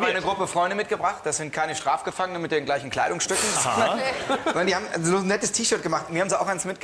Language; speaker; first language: German; native; German